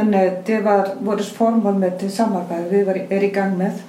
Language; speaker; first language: Swedish; non-native, fluent; Icelandic